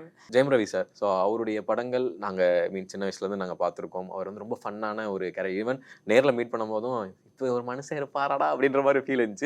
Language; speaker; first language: Tamil; native; Tamil